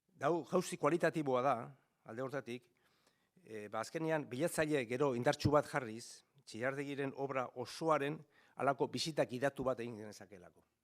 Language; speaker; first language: Basque; native; Basque